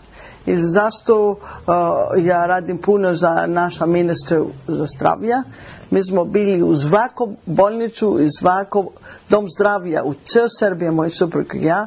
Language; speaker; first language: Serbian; non-native, learner; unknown